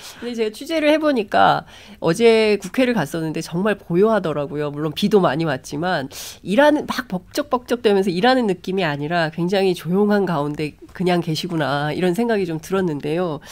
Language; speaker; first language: Korean; native; Korean